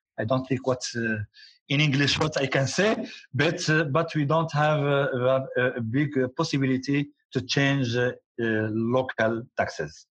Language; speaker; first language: English; non-native, learner; Arabic